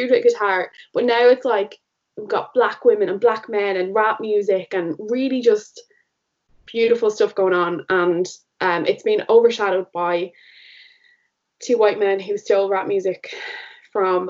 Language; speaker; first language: English; native; English